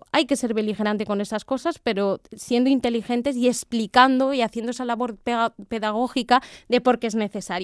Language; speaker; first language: Spanish; native; Spanish